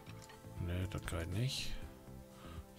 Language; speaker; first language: German; native; German